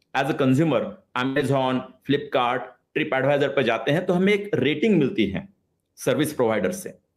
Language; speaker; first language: Hindi; non-native, local second language; Marathi